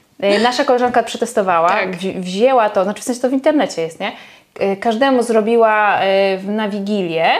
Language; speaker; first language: Polish; native; Polish